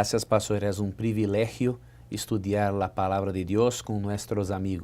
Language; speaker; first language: Spanish; non-native, fluent; Portuguese